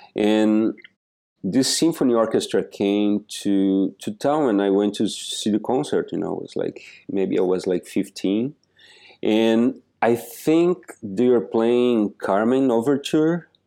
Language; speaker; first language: English; non-native, fluent; Portuguese